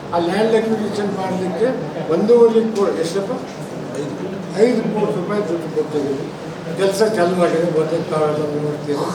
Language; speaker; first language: Kannada; non-native, local second language; Lambadi